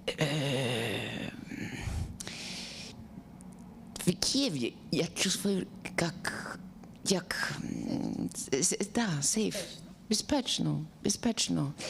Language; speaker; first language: Ukrainian; non-native, learner; English